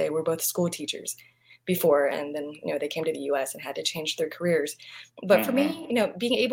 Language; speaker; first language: English; non-native, fluent; Vietnamese